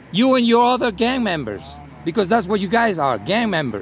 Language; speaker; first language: English; non-native, fluent; Spanish